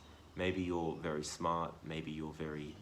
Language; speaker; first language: English; native; English